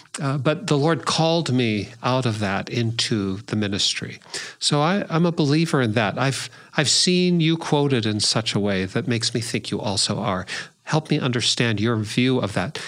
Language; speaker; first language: English; native; English